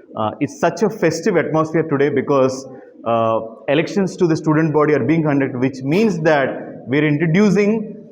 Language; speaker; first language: English; non-native, local second language; Telugu